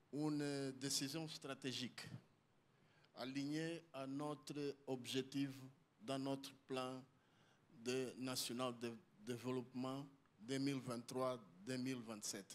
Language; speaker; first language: French; non-native, learner; Portuguese